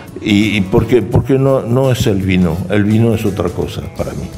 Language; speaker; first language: Spanish; non-native, fluent; French